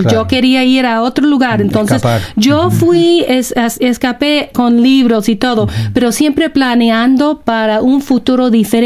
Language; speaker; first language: Spanish; non-native, fluent; English